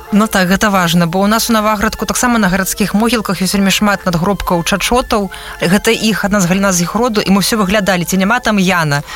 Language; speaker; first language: Belarusian; native; Belarusian